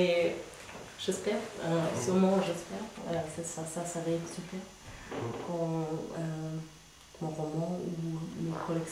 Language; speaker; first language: French; non-native, fluent; German